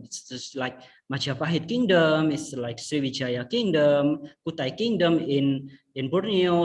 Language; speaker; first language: English; non-native, fluent; Indonesian